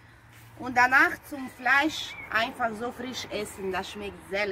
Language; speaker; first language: German; non-native, fluent; Russian